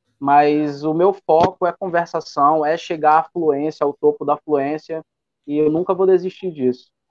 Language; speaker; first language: Portuguese; native; Portuguese